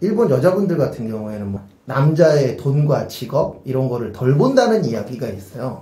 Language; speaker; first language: Korean; native; Korean